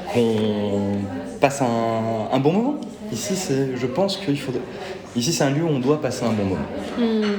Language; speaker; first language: French; native; French